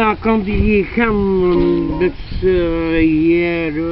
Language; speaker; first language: English; non-native, learner; French